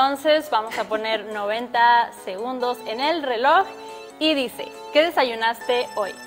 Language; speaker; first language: Spanish; native; Spanish